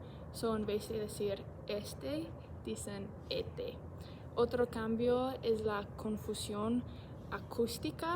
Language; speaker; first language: Spanish; non-native, learner; English